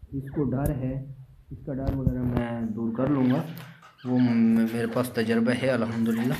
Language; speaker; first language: Urdu; non-native, local second language; Saraiki